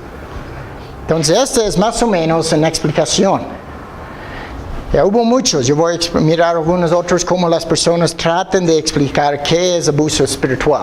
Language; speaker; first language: Spanish; non-native, fluent; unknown